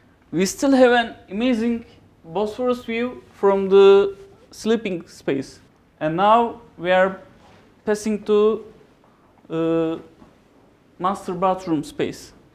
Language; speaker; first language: English; non-native, fluent; Turkish